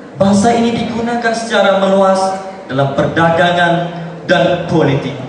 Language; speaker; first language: Malay; native; Malay